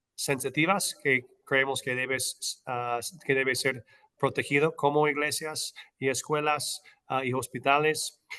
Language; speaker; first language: Spanish; non-native, learner; English